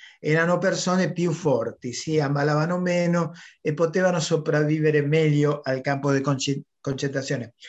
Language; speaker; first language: Italian; non-native, fluent; Spanish